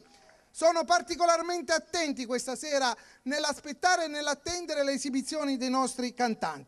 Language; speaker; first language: Italian; native; Italian